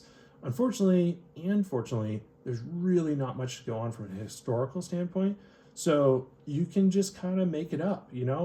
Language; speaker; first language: English; native; English